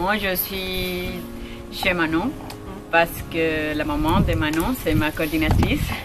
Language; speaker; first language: French; non-native, learner; Spanish